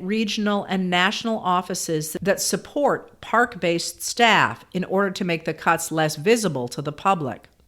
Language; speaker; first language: English; native; English